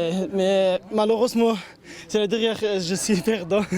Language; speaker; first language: French; non-native, learner; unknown